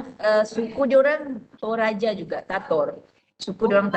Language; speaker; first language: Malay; non-native, local second language; Buginese